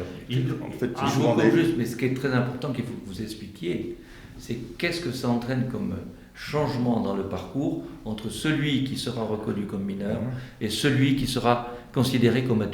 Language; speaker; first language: French; native; French